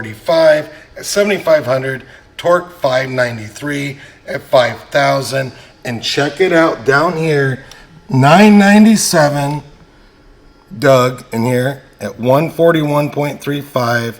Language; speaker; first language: English; native; English